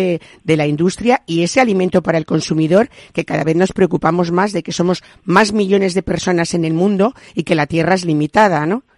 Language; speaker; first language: Spanish; native; Spanish